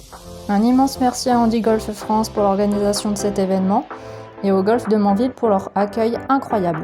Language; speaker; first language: French; native; French